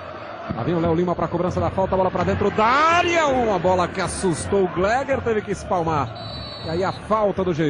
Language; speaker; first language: Portuguese; native; Portuguese